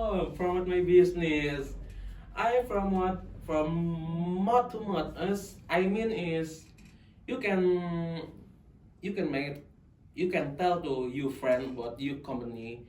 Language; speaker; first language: English; non-native, local second language; Indonesian